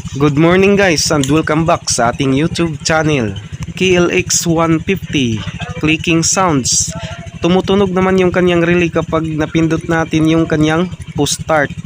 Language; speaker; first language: Filipino; non-native, local second language; Cebuano